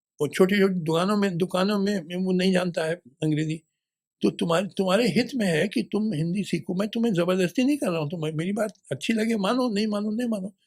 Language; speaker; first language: Hindi; native; Hindi